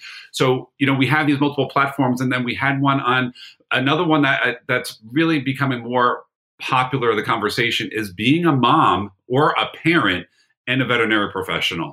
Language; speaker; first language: English; native; English